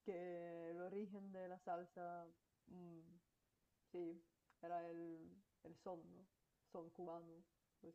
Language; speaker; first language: Spanish; non-native, fluent; Bulgarian